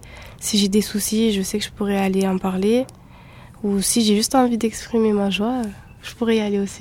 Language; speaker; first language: French; native; French